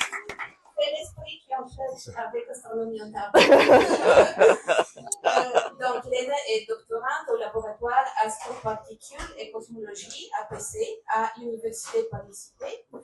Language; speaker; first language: French; non-native, learner; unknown